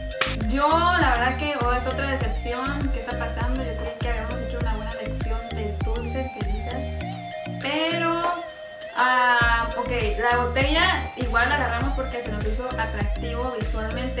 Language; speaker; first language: Spanish; native; Spanish